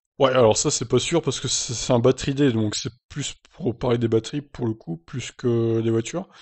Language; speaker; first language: French; native; French